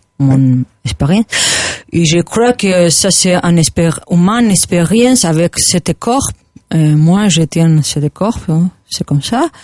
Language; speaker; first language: French; non-native, learner; Spanish